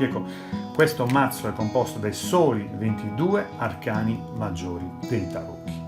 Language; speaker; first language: Italian; native; Italian